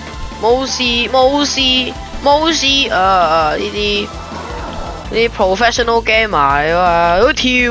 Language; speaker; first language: Chinese; native; Chinese